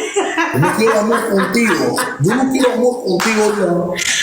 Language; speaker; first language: Spanish; native; Spanish